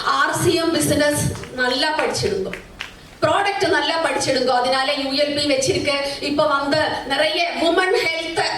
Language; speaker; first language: Tamil; non-native, learner; Malayalam